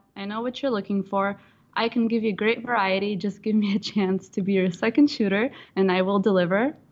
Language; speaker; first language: English; non-native, fluent; Russian